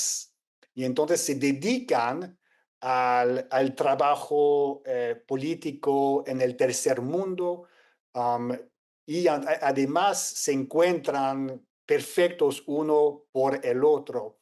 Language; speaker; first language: Spanish; non-native, fluent; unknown